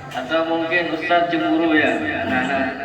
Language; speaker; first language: Indonesian; native; Indonesian